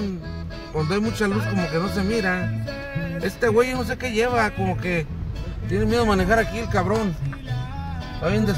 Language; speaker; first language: Spanish; native; Spanish